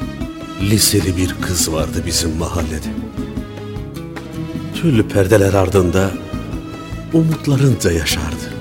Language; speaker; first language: Turkish; native; Turkish